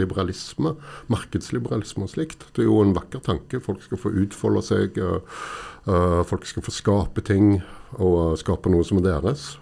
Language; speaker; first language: Norwegian; native; Norwegian